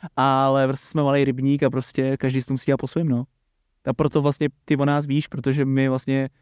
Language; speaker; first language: Czech; native; Czech